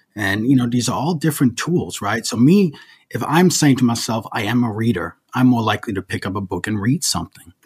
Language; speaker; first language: English; early bilingual, other home language; German